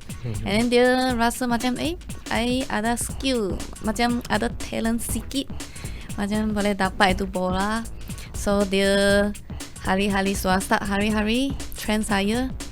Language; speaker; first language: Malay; non-native, local second language; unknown